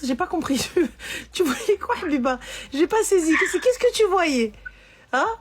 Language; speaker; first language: French; native; French